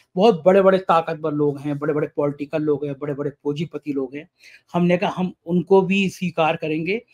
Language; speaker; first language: Hindi; native; Hindi